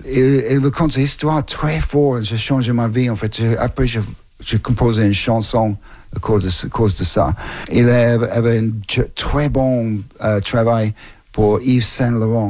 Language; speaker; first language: French; non-native, learner; English